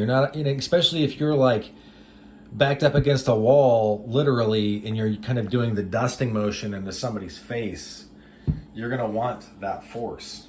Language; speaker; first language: English; native; English